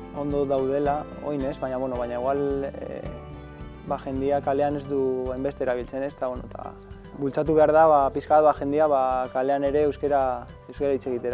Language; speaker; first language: Basque; non-native, local second language; Spanish